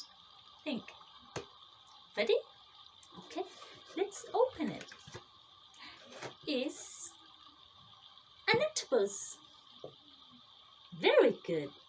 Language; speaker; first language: English; non-native, fluent; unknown